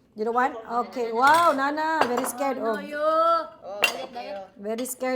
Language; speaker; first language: English; non-native, local second language; Filipino